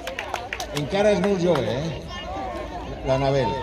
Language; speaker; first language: Catalan; non-native, fluent; Spanish